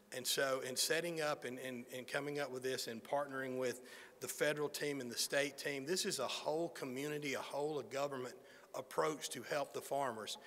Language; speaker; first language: English; native; English